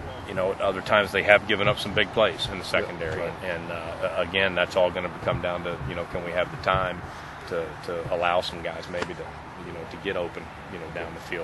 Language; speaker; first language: English; native; English